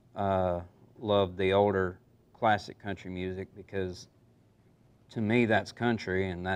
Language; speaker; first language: English; native; English